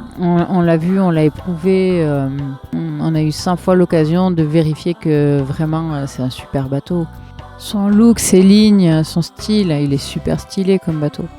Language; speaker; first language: French; native; French